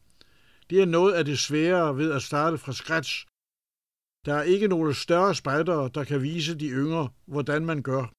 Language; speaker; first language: Danish; native; Danish